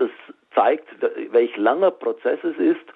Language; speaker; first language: German; native; German